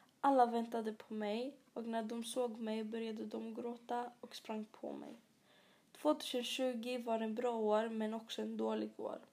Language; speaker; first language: Swedish; early bilingual, other home language; Greek